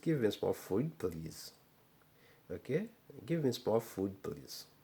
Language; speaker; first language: English; non-native, learner; Haitian Creole